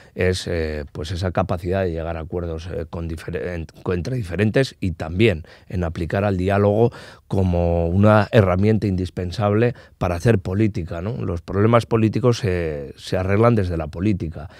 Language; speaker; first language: Spanish; non-native, local second language; Basque